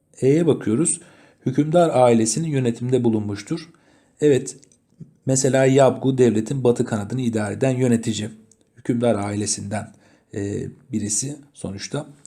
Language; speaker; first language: Turkish; native; Turkish